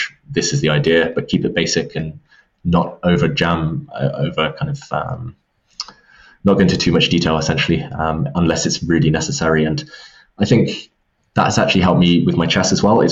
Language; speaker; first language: English; native; English